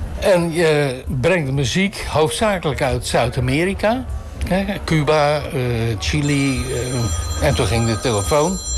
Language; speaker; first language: Dutch; native; Dutch